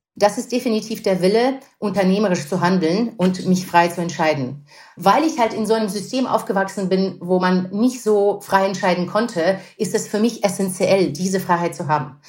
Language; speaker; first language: German; non-native, fluent; Russian